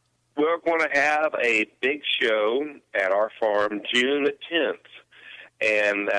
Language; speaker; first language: English; native; English